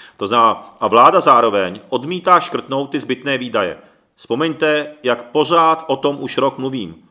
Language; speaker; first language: Czech; early bilingual, other home language; Japanese